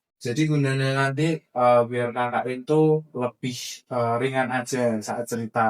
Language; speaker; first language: Indonesian; native; Indonesian